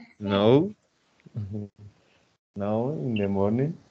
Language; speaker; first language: English; non-native, fluent; Spanish